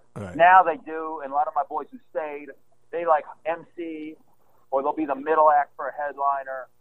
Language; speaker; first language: English; native; English